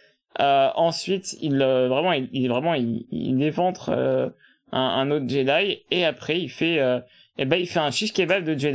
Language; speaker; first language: French; native; French